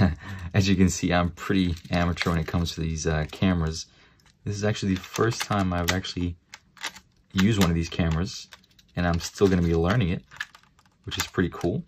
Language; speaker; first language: English; native; English